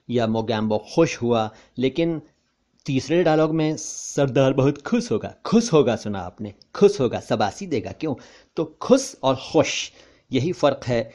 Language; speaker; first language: Urdu; native; Urdu